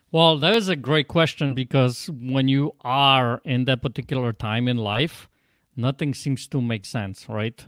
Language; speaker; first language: English; non-native, fluent; Polish